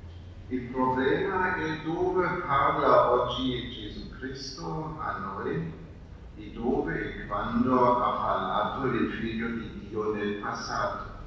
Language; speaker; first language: Italian; non-native, fluent; German